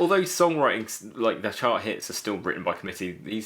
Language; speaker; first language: English; native; English